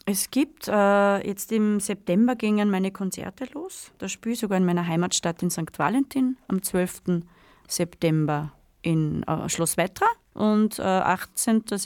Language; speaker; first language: German; native; German